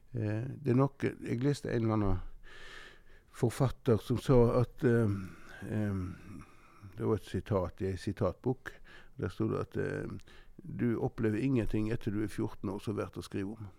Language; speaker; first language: Norwegian; native; Norwegian